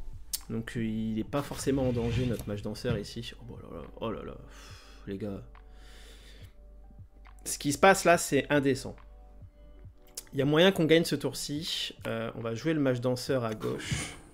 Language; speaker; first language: French; native; French